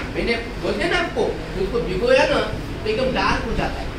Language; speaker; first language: Hindi; non-native, local second language; Marathi